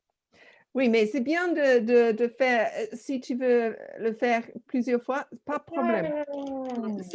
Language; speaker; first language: French; non-native, fluent; English